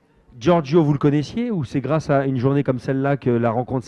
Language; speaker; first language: French; native; French